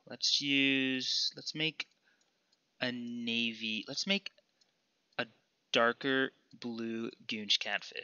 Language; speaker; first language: English; native; English